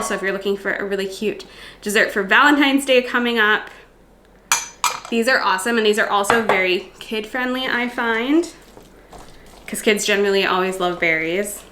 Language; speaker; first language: English; native; English